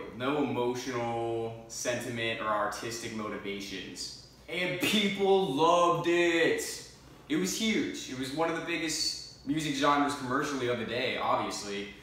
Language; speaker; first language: English; native; English